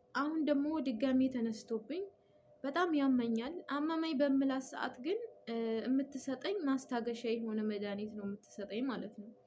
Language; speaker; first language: Amharic; native; Amharic